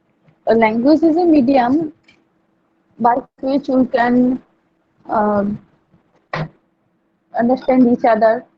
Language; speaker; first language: English; non-native, learner; Bangla